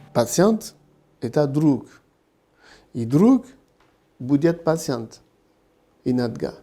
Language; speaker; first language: Russian; non-native, learner; French